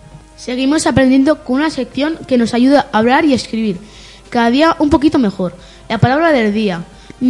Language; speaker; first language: Spanish; native; Spanish